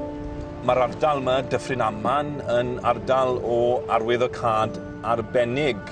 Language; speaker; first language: Welsh; native; Welsh